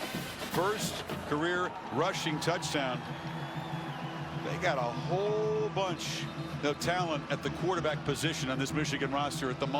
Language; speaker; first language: English; native; English